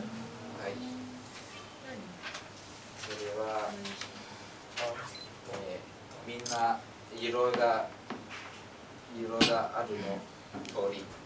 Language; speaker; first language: Japanese; non-native, learner; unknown